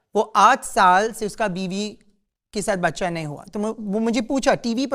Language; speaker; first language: Hindi; non-native, local second language; English